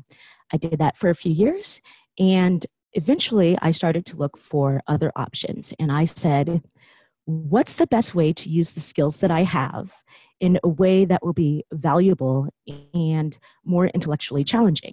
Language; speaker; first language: English; native; English